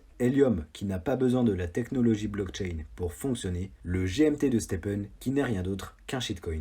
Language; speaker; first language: French; native; French